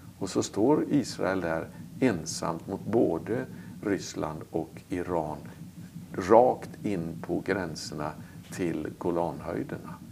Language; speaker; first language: Swedish; native; Swedish